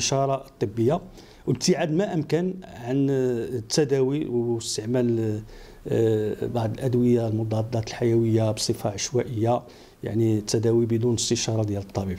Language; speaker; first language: Arabic; native; Arabic